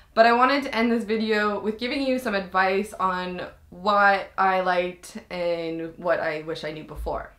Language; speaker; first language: English; native; English